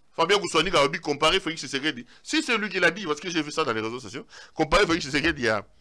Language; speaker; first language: French; non-native, local second language; Lingala